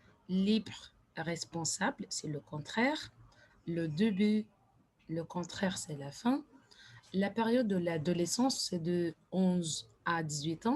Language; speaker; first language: French; non-native, fluent; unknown